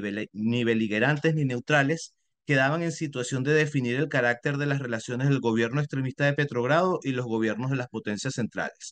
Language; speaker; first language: Spanish; native; Spanish